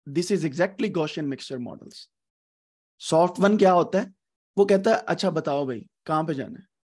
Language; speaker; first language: Urdu; non-native, local second language; Punjabi